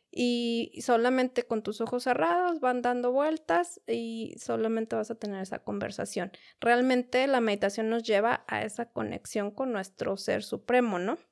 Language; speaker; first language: Spanish; native; Spanish